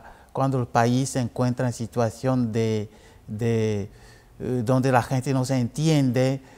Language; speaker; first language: Spanish; non-native, fluent; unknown